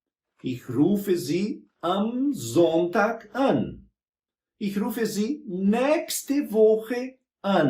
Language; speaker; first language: German; non-native, fluent; Portuguese